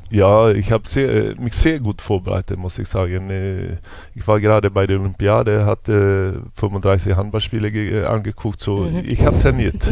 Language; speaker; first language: German; non-native, fluent; Swedish